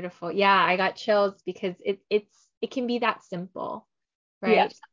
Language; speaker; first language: English; native; English